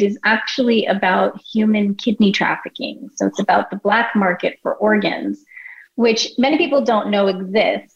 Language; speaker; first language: English; native; English